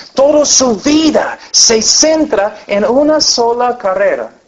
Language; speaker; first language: Spanish; non-native, fluent; English